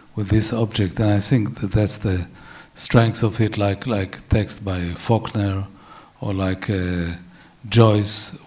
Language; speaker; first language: English; non-native, fluent; Hebrew